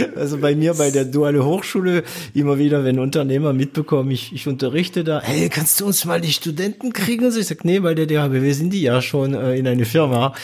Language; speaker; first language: German; non-native, fluent; French